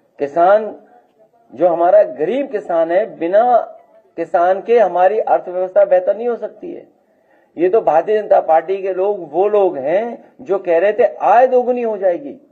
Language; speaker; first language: Hindi; native; Hindi